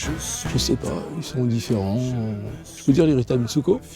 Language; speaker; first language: French; native; French